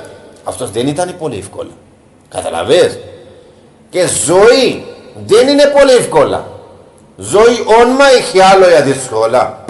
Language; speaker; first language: Greek; non-native, learner; Punjabi